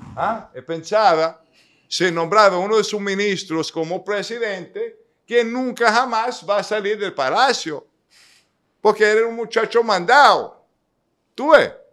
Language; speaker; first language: Spanish; non-native, fluent; Italian